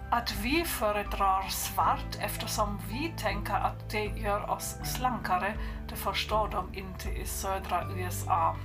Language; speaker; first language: Swedish; non-native, fluent; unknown